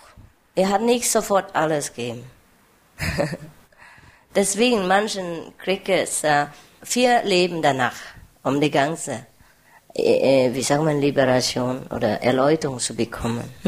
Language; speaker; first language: German; non-native, learner; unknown